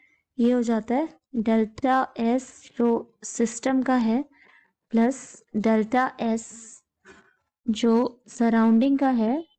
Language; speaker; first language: Hindi; native; Hindi